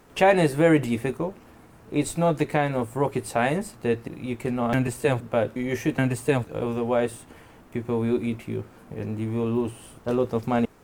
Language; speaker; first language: English; non-native, fluent; Russian